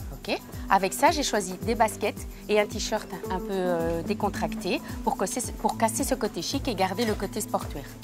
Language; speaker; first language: French; native; French